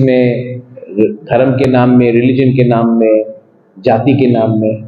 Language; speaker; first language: Hindi; non-native, local second language; Kok Borok